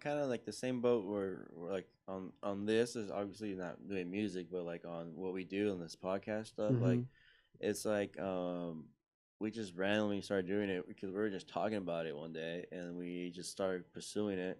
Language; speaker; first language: English; early bilingual, other home language; Spanish